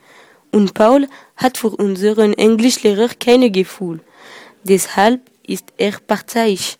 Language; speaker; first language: German; non-native, learner; French